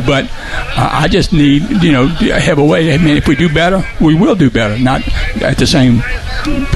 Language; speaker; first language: English; native; English